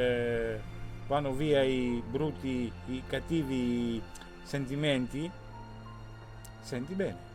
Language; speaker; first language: Italian; non-native, fluent; Greek